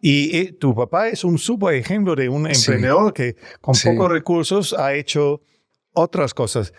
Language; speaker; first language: Spanish; non-native, learner; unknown